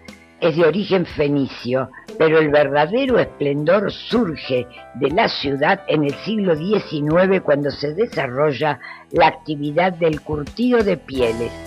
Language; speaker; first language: Spanish; native; Spanish